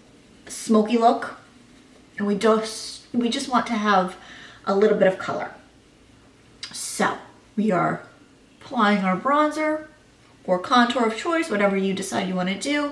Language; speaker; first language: English; native; English